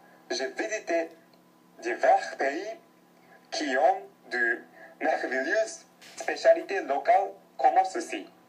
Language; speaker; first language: French; non-native, learner; Japanese